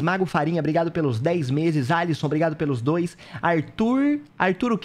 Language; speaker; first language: Portuguese; native; Portuguese